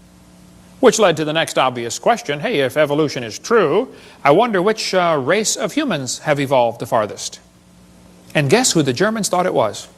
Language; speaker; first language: English; native; English